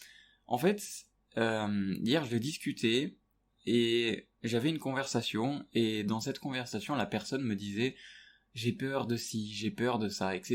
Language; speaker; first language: French; native; French